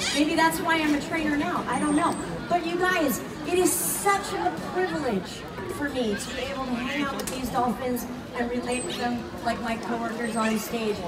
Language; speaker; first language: English; native; English